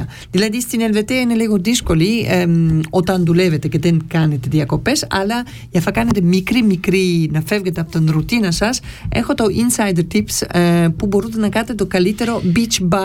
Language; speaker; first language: Greek; non-native, learner; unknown